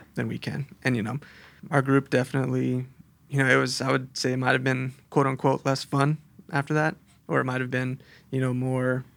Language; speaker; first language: English; native; English